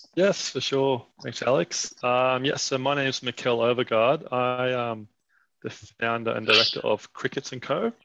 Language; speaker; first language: English; non-native, fluent; Danish